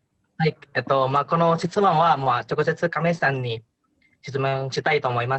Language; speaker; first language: Japanese; non-native, learner; Indonesian